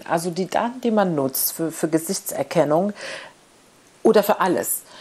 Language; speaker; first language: German; non-native, fluent; Arabic